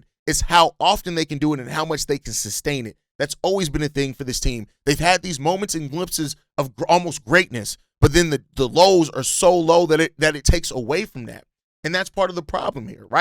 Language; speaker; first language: English; native; English